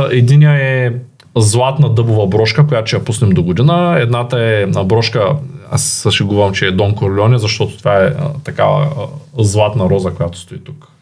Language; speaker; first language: Bulgarian; native; Bulgarian